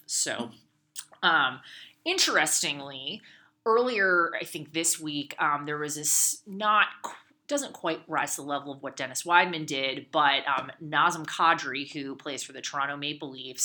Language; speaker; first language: English; native; English